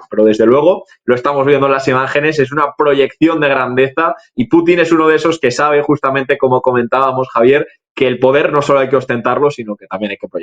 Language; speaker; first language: Spanish; native; Spanish